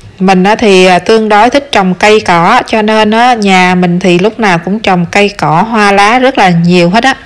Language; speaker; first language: Vietnamese; native; Vietnamese